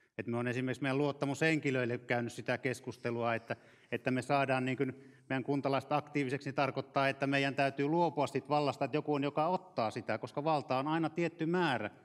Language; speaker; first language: Finnish; native; Finnish